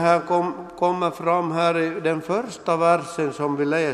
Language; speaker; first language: Swedish; non-native, local second language; Finnish